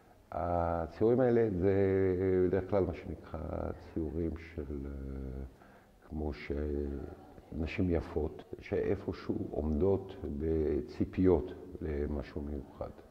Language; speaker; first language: Hebrew; non-native, fluent; French